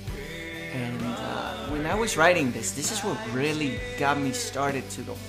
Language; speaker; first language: English; non-native, fluent; Spanish